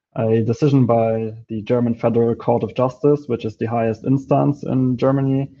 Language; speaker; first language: English; non-native, fluent; Polish